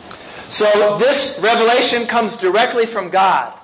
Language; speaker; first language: English; native; English